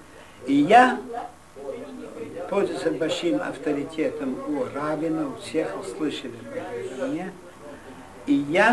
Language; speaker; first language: Russian; non-native, fluent; Yiddish